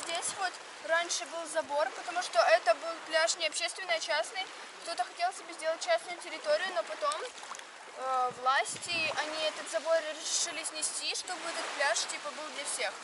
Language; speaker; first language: Russian; native; Russian